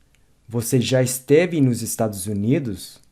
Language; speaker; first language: Portuguese; non-native, fluent; English